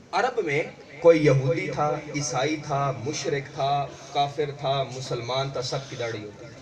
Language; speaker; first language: Urdu; non-native, local second language; Punjabi